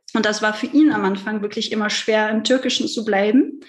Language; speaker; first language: German; non-native, fluent; French